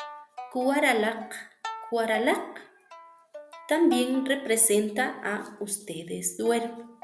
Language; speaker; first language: Spanish; non-native, local second language; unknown